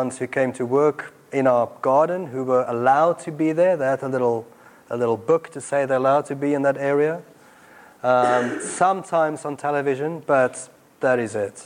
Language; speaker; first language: English; non-native, local second language; Afrikaans